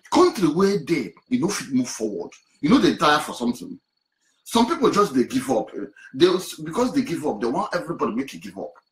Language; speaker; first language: Nigerian Pidgin; non-native, local second language; Igbo